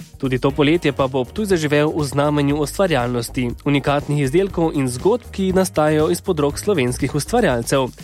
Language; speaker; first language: Slovenian; native; Slovenian